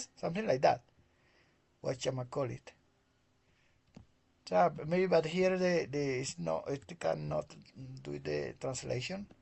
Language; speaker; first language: English; non-native, learner; Spanish